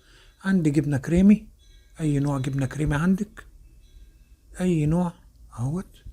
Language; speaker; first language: Arabic; native; Arabic